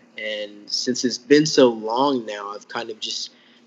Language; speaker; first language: English; native; English